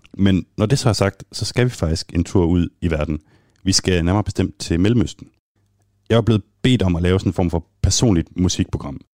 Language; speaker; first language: Danish; native; Danish